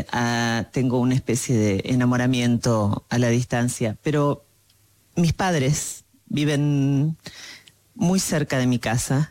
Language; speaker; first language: Portuguese; non-native, learner; Spanish